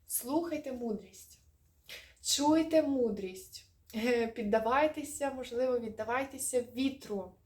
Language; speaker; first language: Ukrainian; non-native, local second language; Russian